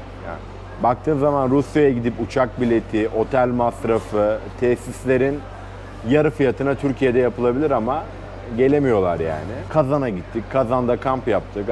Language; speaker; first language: Turkish; native; Turkish